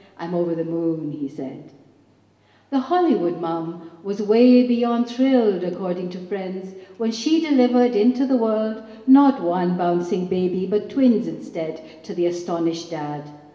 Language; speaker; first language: English; native; English